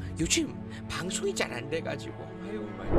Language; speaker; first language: Korean; native; Korean